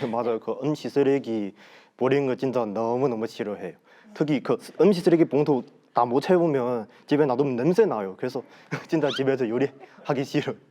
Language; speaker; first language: Korean; non-native, fluent; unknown